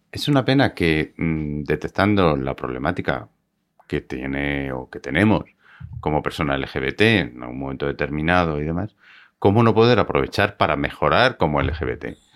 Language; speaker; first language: Spanish; native; Spanish